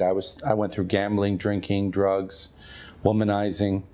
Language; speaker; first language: English; native; English